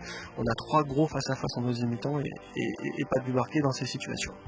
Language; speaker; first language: French; native; French